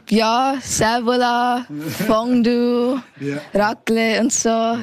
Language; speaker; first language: German; early bilingual, heritage; Thai